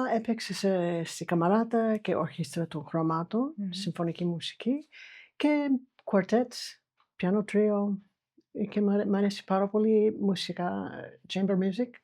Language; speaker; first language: Greek; non-native, fluent; English